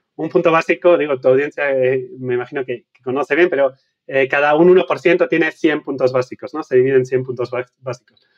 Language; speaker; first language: Spanish; native; Spanish